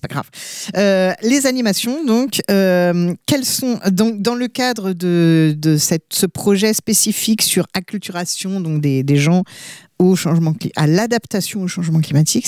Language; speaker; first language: French; native; French